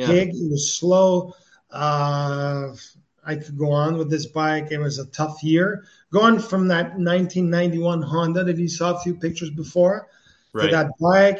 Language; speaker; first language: English; non-native, fluent; French